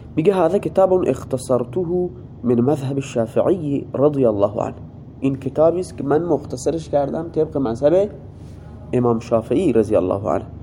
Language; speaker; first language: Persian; non-native, local second language; Baluchi